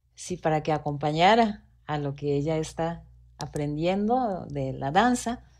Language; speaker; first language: Spanish; non-native, fluent; Japanese